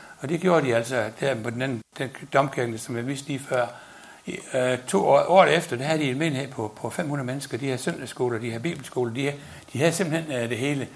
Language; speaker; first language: Danish; native; Danish